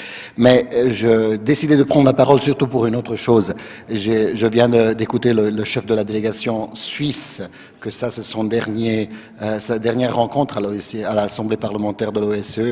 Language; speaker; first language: French; non-native, fluent; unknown